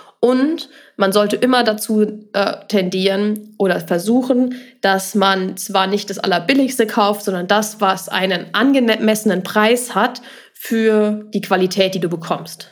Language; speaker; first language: German; native; German